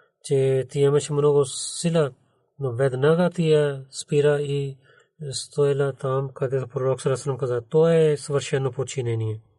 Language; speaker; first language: Bulgarian; non-native, learner; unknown